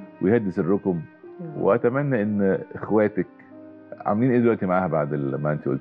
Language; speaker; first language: Arabic; native; Arabic